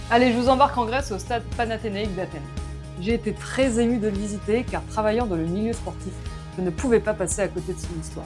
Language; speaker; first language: French; native; French